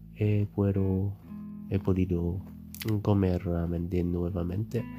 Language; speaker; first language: Spanish; non-native, learner; German